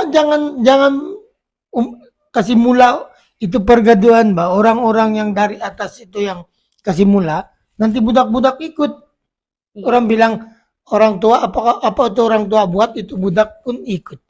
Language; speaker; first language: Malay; non-native, local second language; Filipino